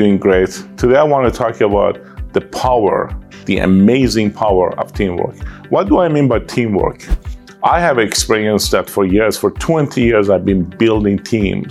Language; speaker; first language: English; non-native, fluent; Persian